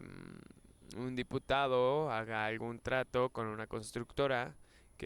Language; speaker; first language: Spanish; native; Spanish